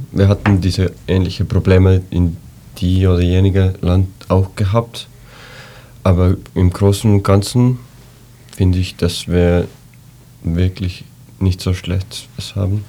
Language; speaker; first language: German; non-native, fluent; Estonian